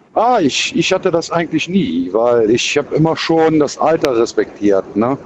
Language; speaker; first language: German; native; German